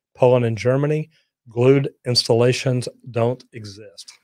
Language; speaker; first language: English; native; English